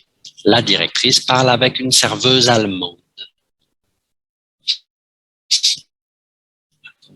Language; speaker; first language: French; non-native, fluent; Vietnamese